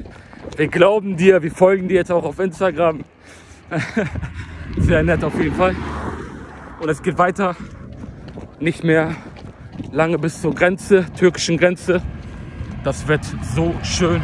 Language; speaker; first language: German; early bilingual, other home language; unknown